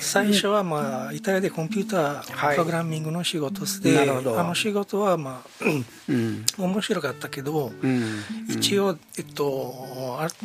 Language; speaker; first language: Japanese; non-native, fluent; Italian